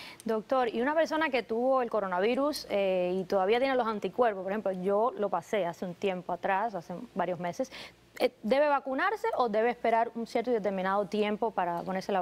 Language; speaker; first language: Spanish; native; Spanish